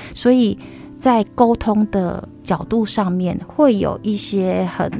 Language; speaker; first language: Chinese; native; Chinese